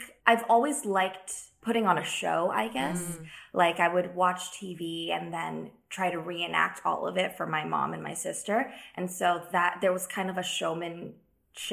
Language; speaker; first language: English; native; English